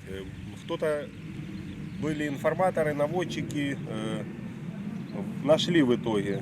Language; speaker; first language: Russian; native; Russian